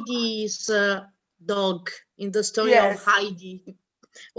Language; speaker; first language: English; non-native, learner; Italian